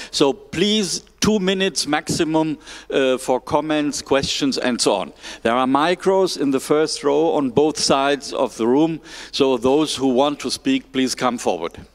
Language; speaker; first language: English; non-native, fluent; German